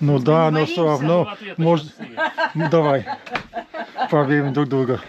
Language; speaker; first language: Russian; non-native, learner; English